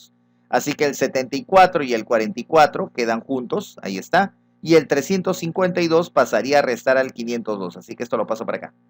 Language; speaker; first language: Spanish; native; Spanish